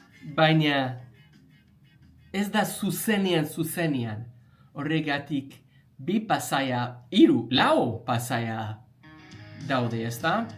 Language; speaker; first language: Basque; non-native, learner; English